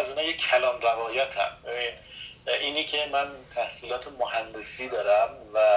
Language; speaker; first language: Persian; non-native, local second language; Kurdish